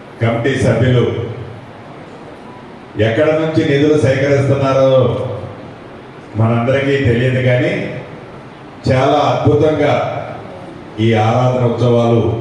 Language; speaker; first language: Telugu; native; Telugu